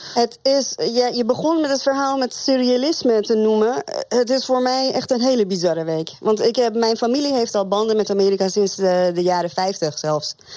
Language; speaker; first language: Dutch; non-native, fluent; Persian